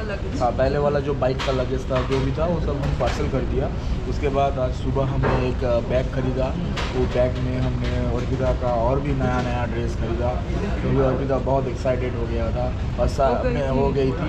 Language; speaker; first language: Hindi; non-native, local second language; Bangla